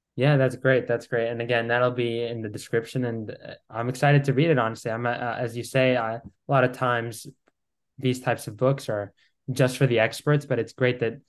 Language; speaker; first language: English; non-native, fluent; Greek